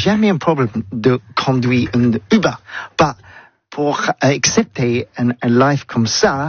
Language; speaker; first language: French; non-native, learner; English